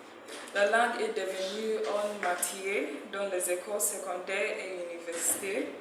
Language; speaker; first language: French; non-native, fluent; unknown